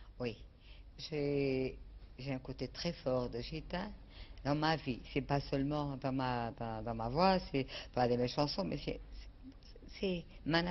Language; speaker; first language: French; non-native, fluent; Portuguese